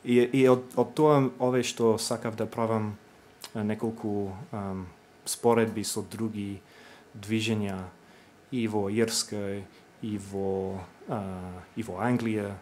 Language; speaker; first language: Macedonian; non-native, fluent; English